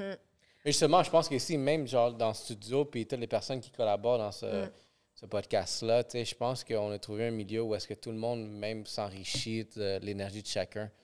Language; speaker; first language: French; native; French